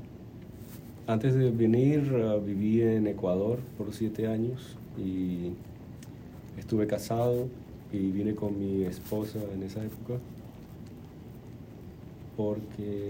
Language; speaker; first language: Spanish; native; Spanish